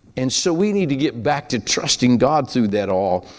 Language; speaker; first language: English; native; English